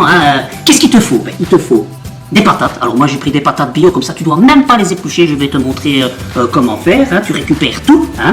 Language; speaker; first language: French; native; French